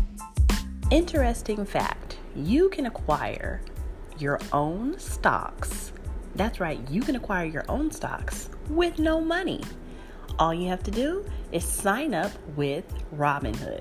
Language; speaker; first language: English; native; English